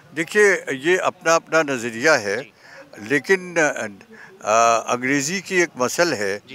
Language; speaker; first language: Hindi; native; Hindi